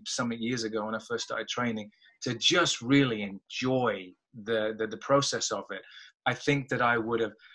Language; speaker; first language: English; native; English